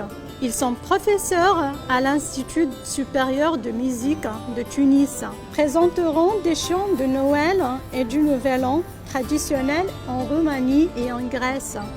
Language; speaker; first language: French; non-native, local second language; Arabic